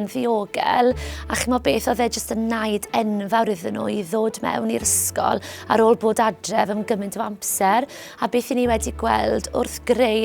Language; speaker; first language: Welsh; native; Welsh